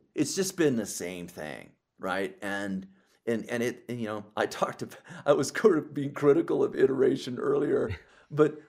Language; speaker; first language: English; native; English